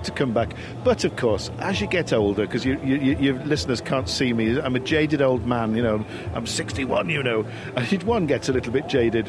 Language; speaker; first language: English; native; English